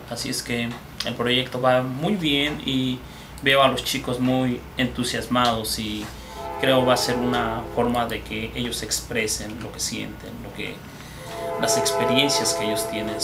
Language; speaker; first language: Spanish; native; Spanish